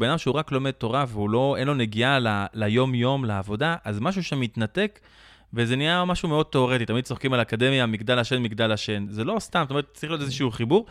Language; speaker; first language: Hebrew; native; Hebrew